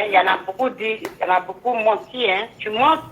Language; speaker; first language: French; non-native, learner; Bini